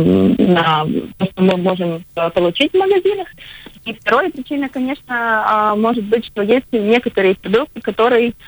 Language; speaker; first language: Russian; non-native, local second language; Latvian